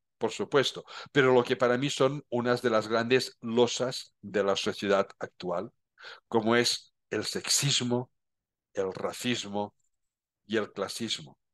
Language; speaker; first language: Spanish; non-native, local second language; Catalan